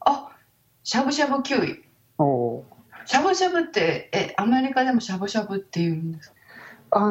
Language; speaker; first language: Japanese; native; Japanese